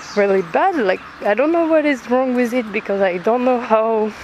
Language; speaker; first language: English; non-native, fluent; French